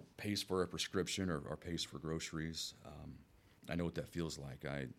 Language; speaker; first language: English; native; English